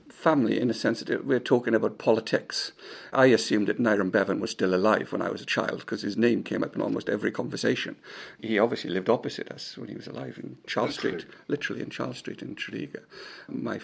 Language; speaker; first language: English; native; English